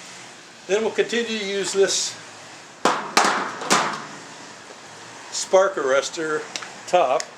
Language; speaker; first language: English; native; English